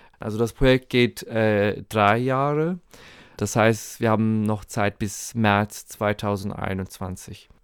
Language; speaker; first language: German; non-native, fluent; Turkish